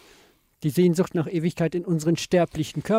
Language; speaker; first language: German; native; German